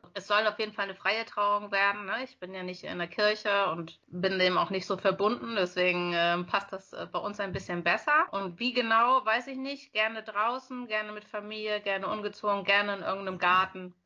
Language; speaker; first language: German; native; German